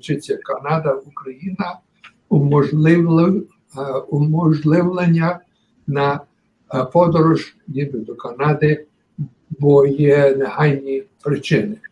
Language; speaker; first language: Ukrainian; early bilingual, heritage; Ukrainian